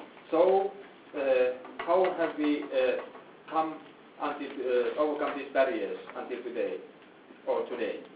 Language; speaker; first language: English; non-native, fluent; Finnish